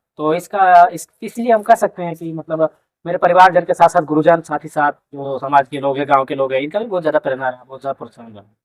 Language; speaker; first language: Hindi; non-native, local second language; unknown